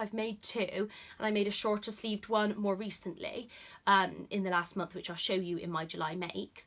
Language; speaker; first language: English; native; English